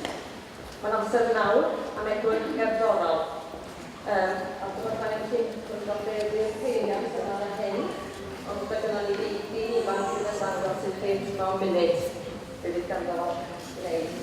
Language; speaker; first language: Welsh; native; Welsh